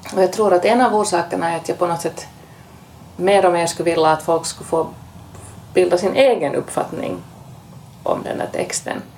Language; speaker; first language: Swedish; native; Swedish